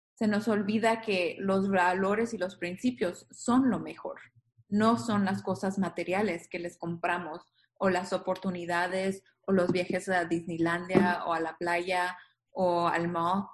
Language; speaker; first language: Spanish; native; Spanish